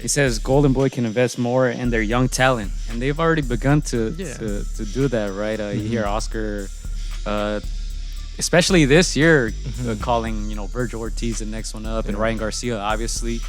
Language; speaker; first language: English; native; English